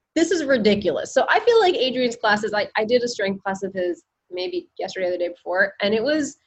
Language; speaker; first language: English; native; English